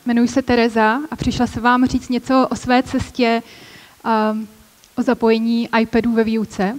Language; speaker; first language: Czech; native; Czech